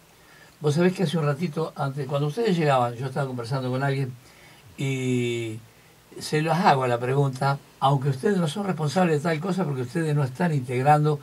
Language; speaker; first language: Spanish; native; Spanish